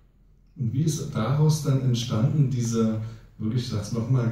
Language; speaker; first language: German; native; German